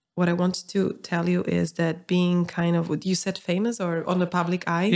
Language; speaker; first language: English; non-native, fluent; Slovak